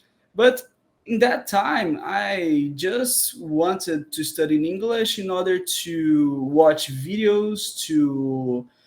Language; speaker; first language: English; non-native, learner; Portuguese